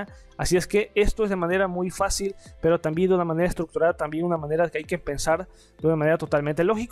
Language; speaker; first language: Spanish; native; Spanish